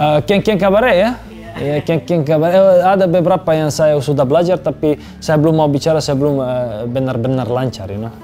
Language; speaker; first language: Indonesian; non-native, fluent; Serbian